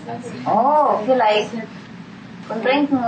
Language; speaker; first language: German; non-native, fluent; Vietnamese